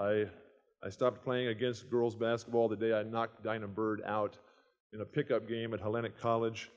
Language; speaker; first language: English; native; English